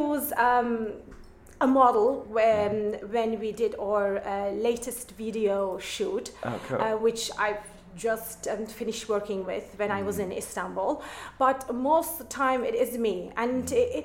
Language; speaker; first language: English; non-native, fluent; German